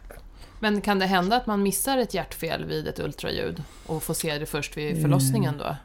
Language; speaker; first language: Swedish; native; Swedish